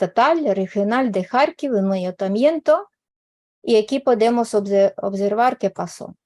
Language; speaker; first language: Spanish; non-native, fluent; Ukrainian